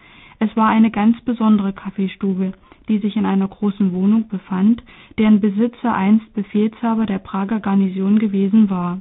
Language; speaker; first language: German; native; German